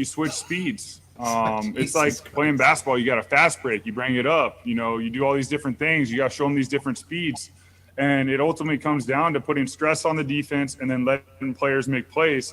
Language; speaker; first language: English; native; English